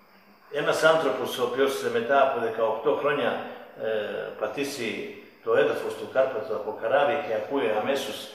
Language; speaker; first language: Greek; non-native, fluent; Serbian